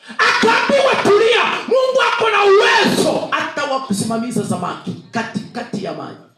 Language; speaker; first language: Swahili; non-native, local second language; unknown